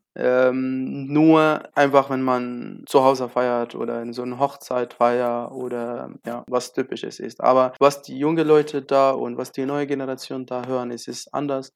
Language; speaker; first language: German; non-native, learner; Arabic